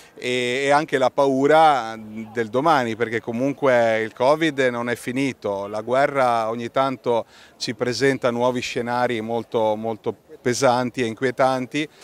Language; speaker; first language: Italian; native; Italian